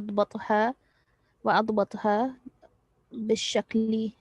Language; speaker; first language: Arabic; non-native, learner; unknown